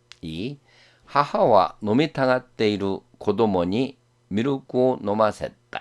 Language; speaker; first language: Japanese; non-native, fluent; Korean